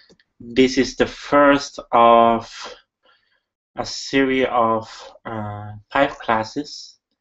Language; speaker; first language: English; non-native, fluent; Italian